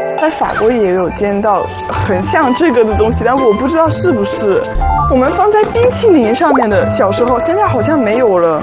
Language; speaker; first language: Chinese; non-native, fluent; French